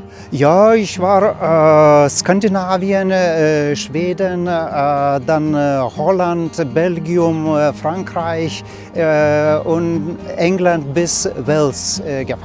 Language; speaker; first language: German; non-native, learner; Lithuanian